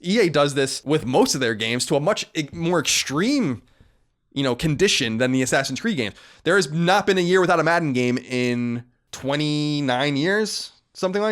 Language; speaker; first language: English; native; English